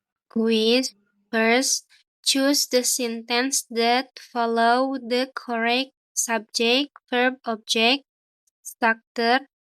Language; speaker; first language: English; non-native, learner; Indonesian